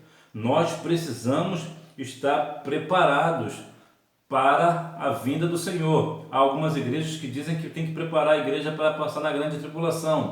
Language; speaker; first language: Portuguese; native; Portuguese